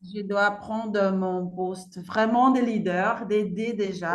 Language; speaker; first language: French; non-native, fluent; Portuguese